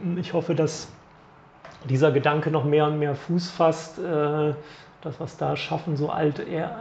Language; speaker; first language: German; native; German